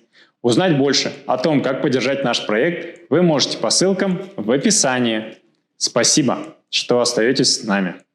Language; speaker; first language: Russian; native; Russian